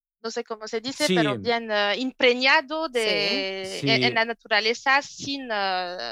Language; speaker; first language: Spanish; non-native, learner; French